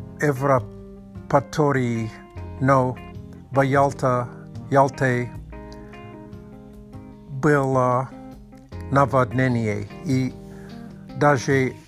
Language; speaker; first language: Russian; non-native, learner; English